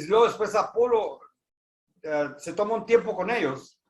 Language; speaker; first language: Spanish; native; Spanish